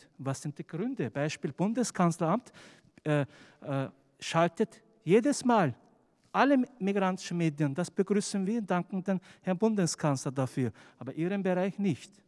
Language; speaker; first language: German; non-native, fluent; Turkish